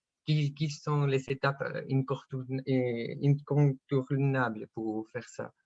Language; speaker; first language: French; non-native, fluent; Spanish